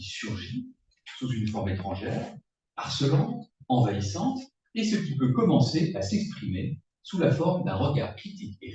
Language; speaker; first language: French; native; French